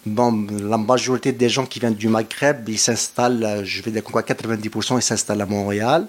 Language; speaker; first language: French; non-native, local second language; Kabyle